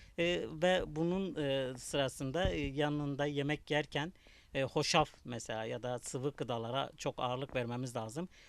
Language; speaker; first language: Turkish; native; Turkish